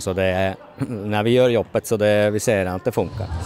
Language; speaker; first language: Swedish; non-native, fluent; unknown